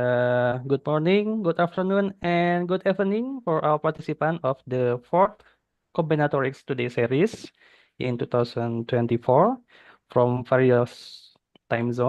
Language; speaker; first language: English; non-native, fluent; Indonesian